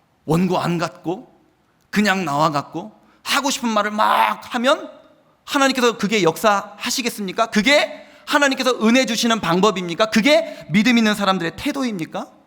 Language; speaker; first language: Korean; native; Korean